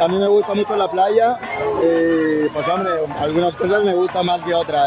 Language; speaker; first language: Spanish; early bilingual, heritage; Spanish